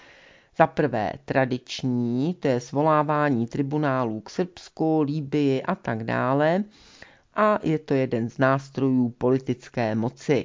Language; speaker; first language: Czech; native; Czech